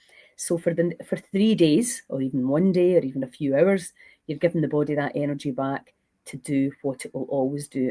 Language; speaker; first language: English; native; English